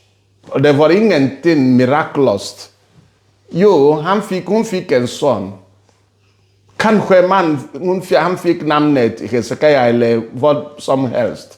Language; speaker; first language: Swedish; non-native, fluent; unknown